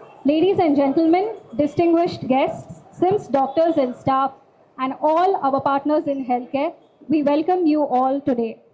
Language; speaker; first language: English; non-native, local second language; Tamil